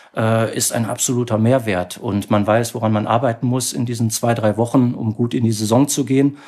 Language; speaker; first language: German; native; German